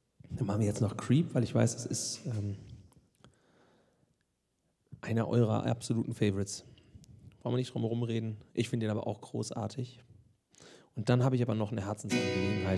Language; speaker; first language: German; native; German